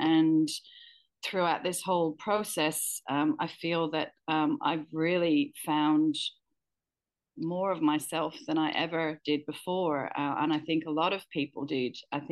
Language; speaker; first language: English; native; English